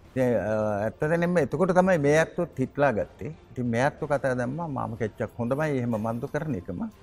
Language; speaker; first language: Sinhala; native; Sinhala